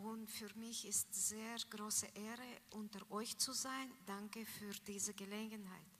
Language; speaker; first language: German; non-native, learner; Russian